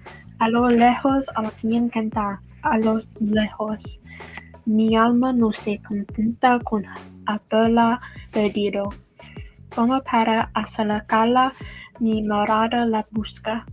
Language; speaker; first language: Spanish; non-native, learner; English